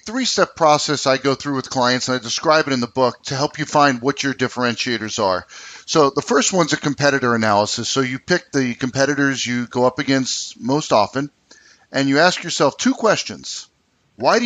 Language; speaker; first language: English; native; English